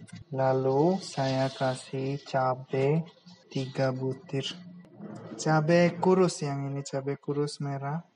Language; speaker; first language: Indonesian; non-native, fluent; Bangla